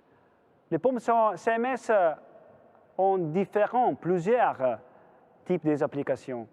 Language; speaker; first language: French; non-native, fluent; Italian